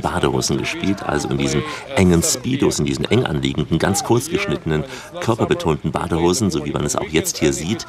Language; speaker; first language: German; native; German